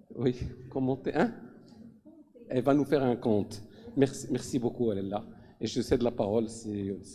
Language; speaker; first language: French; non-native, local second language; Arabic